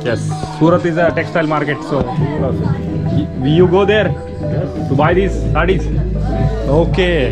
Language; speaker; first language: English; non-native, local second language; Hindi